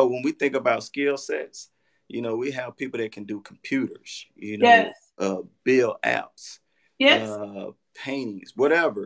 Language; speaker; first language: English; native; English